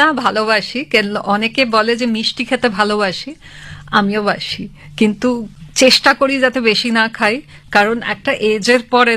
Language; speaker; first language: Bangla; native; Bangla